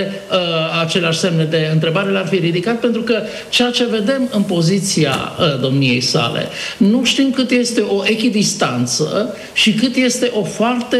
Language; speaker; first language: Romanian; native; Romanian